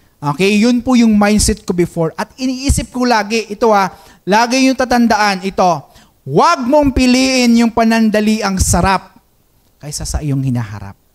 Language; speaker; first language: Filipino; non-native, local second language; Hiligaynon